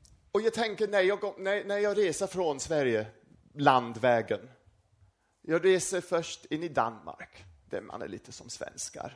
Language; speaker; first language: Swedish; non-native, fluent; English